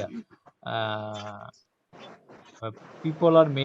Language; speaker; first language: English; non-native, learner; Bangla